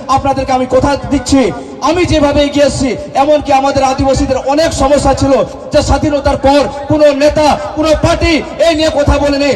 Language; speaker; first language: Bangla; non-native, local second language; Santali